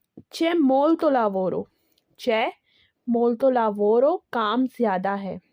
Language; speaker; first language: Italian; non-native, learner; Urdu